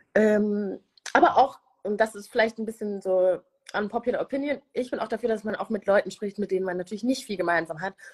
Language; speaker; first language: German; early bilingual, other home language; Kinyarwanda